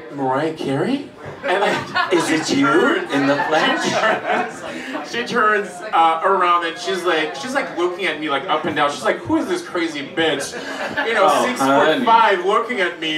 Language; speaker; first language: English; non-native, fluent; French